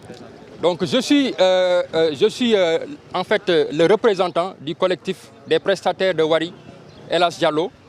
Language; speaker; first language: French; non-native, local second language; Wolof